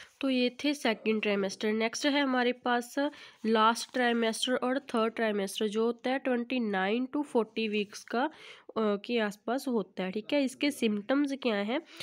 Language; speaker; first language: Hindi; non-native, local second language; Punjabi